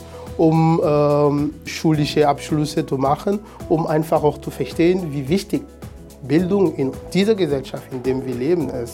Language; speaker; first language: German; non-native, fluent; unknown